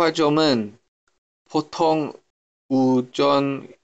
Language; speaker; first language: Korean; non-native, learner; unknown